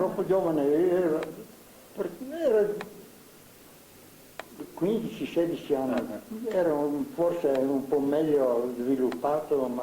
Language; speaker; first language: Italian; non-native, fluent; Slovenian